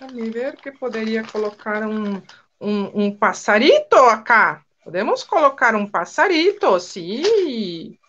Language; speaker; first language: Spanish; non-native, fluent; Portuguese